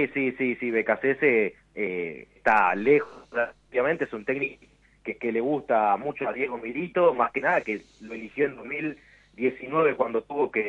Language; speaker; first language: Spanish; native; Spanish